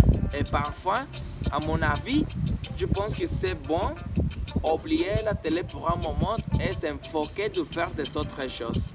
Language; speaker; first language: French; non-native, learner; Spanish